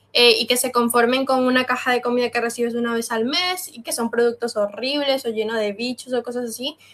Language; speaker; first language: Spanish; native; Spanish